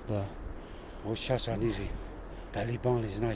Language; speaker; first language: Russian; non-native, local second language; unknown